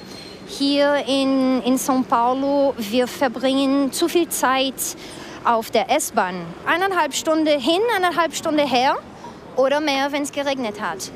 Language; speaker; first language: German; non-native, fluent; Portuguese